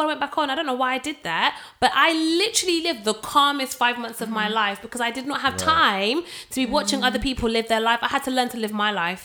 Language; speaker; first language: English; native; English